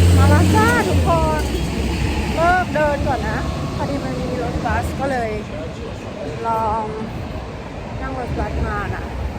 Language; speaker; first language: Thai; native; Thai